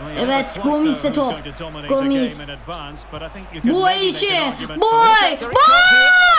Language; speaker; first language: Turkish; non-native, learner; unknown